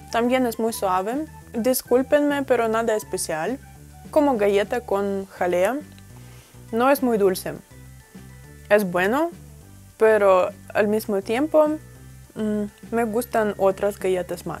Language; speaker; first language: Spanish; non-native, fluent; Russian